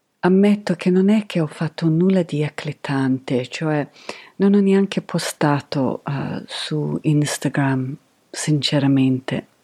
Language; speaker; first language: Italian; non-native, fluent; English